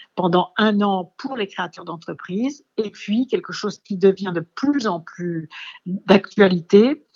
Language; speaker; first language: French; native; French